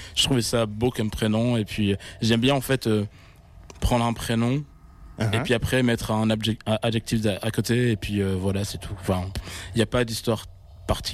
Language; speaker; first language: French; native; French